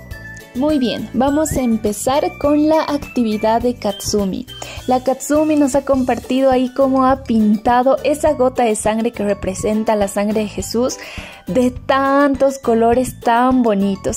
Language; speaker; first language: Spanish; native; Spanish